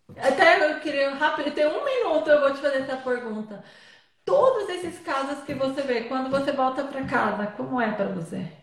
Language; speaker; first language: Portuguese; native; Portuguese